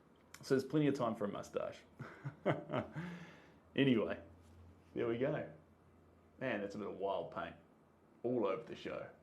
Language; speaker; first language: English; native; English